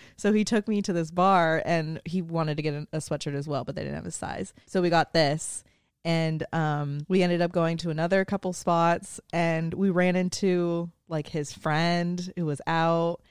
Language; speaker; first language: English; native; English